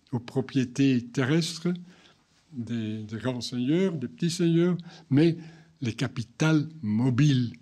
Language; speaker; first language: French; non-native, fluent; Dutch